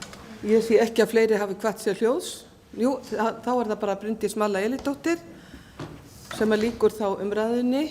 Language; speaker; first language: Icelandic; native; Icelandic